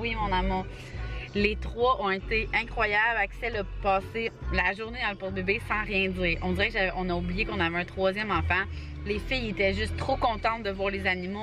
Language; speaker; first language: French; native; French